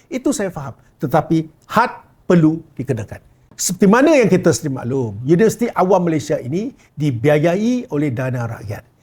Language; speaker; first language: Malay; non-native, local second language; Chinese